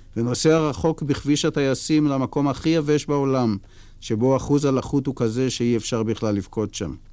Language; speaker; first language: Hebrew; native; Hebrew